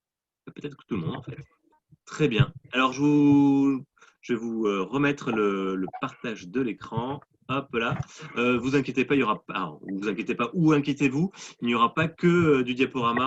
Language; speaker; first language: French; native; French